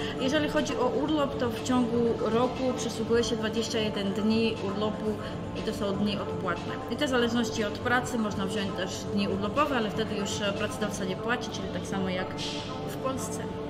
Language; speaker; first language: Polish; non-native, fluent; Georgian